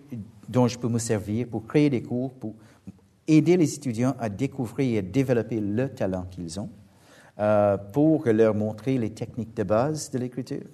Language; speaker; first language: French; non-native, fluent; English